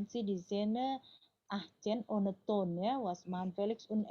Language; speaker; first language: German; non-native, learner; Indonesian